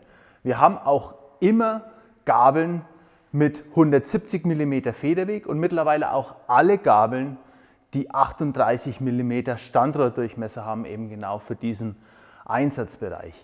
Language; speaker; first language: German; native; German